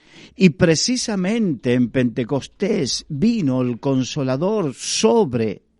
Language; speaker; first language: Spanish; native; Spanish